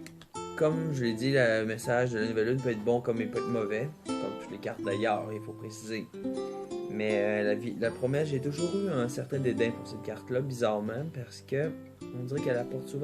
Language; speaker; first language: French; native; French